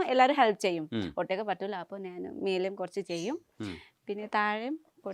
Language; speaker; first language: Malayalam; non-native, learner; Nepali